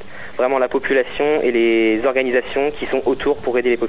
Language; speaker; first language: French; native; French